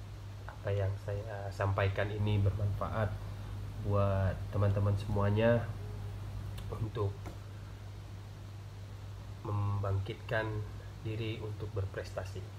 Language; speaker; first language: Indonesian; non-native, local second language; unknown